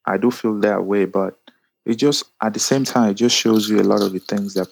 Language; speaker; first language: English; non-native, local second language; Yoruba